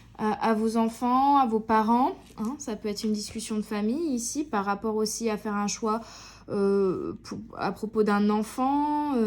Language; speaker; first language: French; native; French